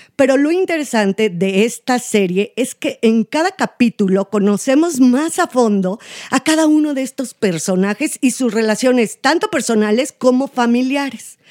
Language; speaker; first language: Spanish; native; Spanish